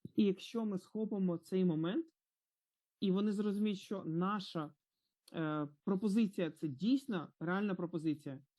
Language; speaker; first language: Ukrainian; non-native, fluent; Croatian